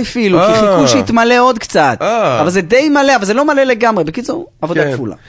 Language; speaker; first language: Hebrew; native; Hebrew